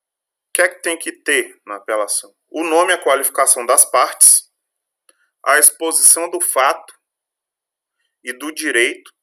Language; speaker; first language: Portuguese; native; Portuguese